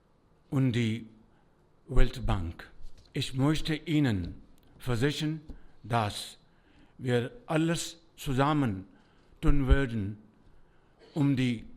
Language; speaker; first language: German; non-native, learner; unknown